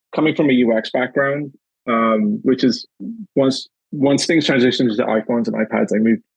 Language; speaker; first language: English; native; English